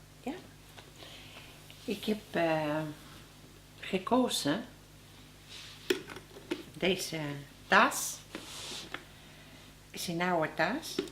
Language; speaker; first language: Dutch; non-native, learner; Spanish